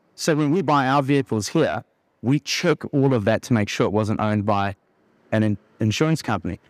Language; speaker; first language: English; native; English